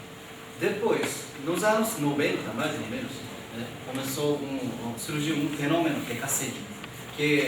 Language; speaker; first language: Portuguese; non-native, fluent; Japanese